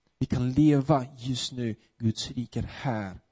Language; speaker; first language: Swedish; non-native, fluent; Portuguese